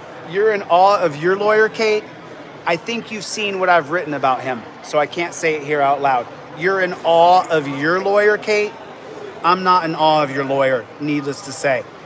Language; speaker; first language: English; native; English